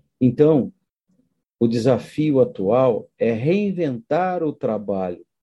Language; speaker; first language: Portuguese; native; Portuguese